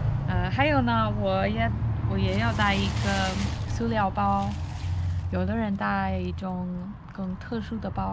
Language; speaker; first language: Chinese; non-native, fluent; English